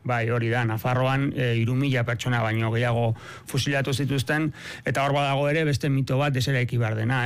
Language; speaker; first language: Basque; native; Basque